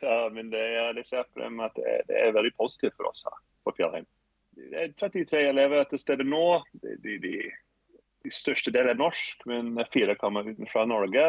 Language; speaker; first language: Norwegian; non-native, fluent; English